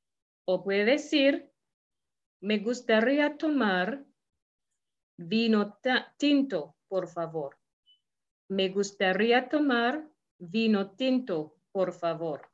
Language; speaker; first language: Spanish; non-native, fluent; English